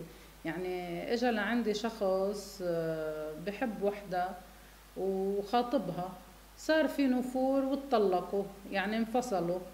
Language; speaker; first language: Arabic; native; Arabic